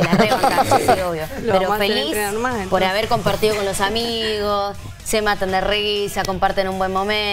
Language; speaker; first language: Spanish; native; Spanish